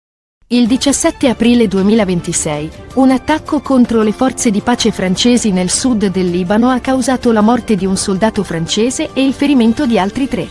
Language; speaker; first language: Italian; native; Italian